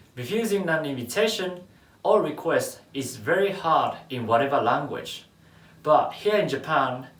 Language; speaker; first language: English; non-native, fluent; Japanese